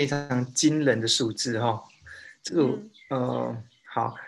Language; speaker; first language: Chinese; native; Chinese